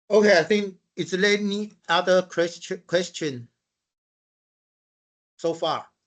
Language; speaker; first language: English; non-native, fluent; Chinese